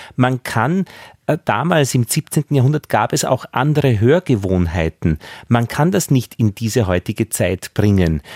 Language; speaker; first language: German; native; German